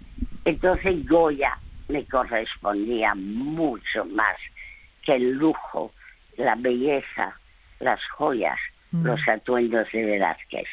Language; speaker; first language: Spanish; early bilingual, other home language; French